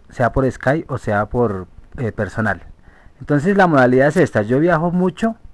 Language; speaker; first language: Spanish; native; Spanish